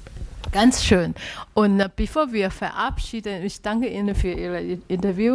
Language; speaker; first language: German; non-native, learner; Chinese